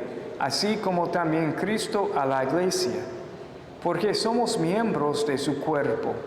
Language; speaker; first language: Spanish; non-native, fluent; English